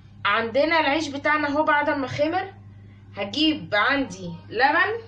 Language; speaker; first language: Arabic; native; Arabic